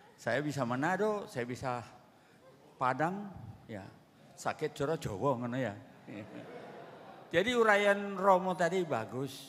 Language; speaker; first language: Indonesian; non-native, local second language; Batak Toba